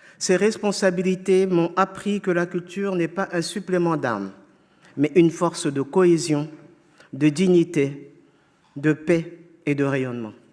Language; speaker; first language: French; non-native, fluent; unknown